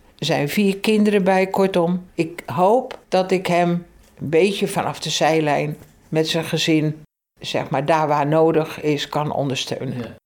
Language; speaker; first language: Dutch; native; Dutch